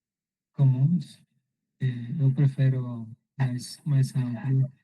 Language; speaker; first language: Portuguese; non-native, learner; Spanish